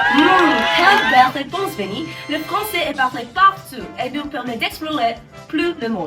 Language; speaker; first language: French; non-native, learner; English